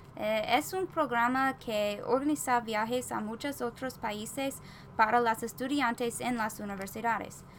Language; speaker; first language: Spanish; non-native, learner; English